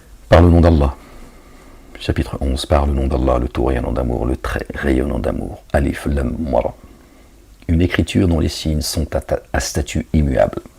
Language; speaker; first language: French; native; French